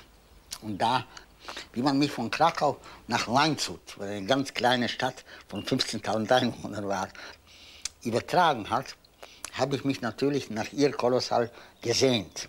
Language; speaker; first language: German; non-native, fluent; Polish